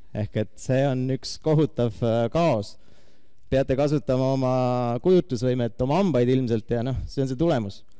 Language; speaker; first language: Estonian; native; Estonian